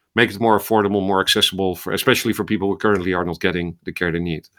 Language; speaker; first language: English; non-native, fluent; Dutch